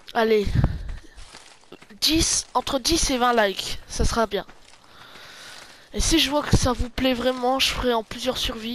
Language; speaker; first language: French; native; French